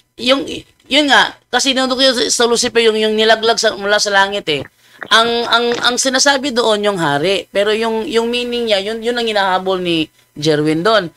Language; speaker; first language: Filipino; non-native, local second language; Cebuano